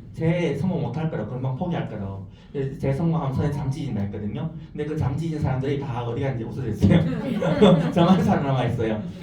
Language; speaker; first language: Korean; non-native, fluent; Chinese